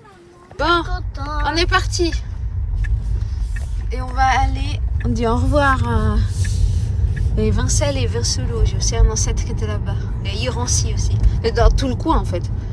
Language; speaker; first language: French; native; French